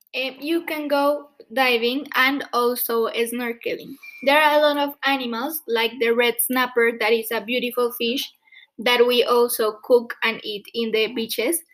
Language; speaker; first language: English; non-native, fluent; Spanish